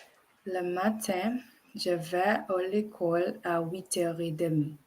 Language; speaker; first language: French; non-native, learner; English